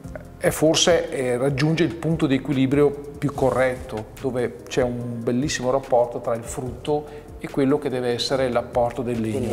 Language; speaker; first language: Italian; native; Italian